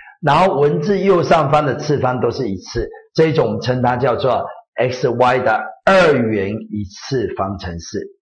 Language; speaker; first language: Chinese; native; Chinese